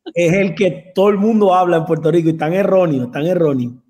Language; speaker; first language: Spanish; native; Spanish